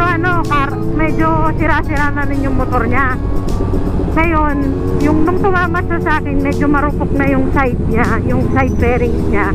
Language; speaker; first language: Filipino; native; Filipino